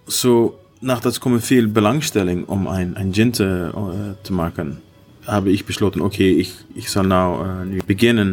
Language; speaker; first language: German; non-native, learner; Dutch